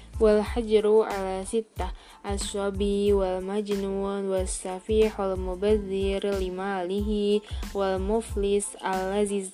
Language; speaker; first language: Arabic; non-native, fluent; Indonesian